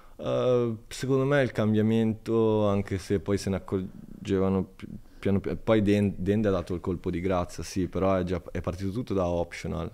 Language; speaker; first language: Italian; native; Italian